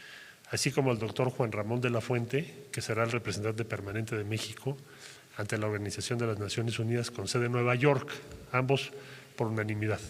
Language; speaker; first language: Spanish; native; Spanish